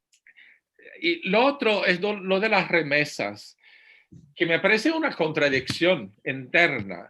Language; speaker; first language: Spanish; non-native, fluent; English